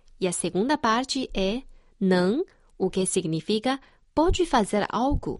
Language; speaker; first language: Portuguese; non-native, fluent; Chinese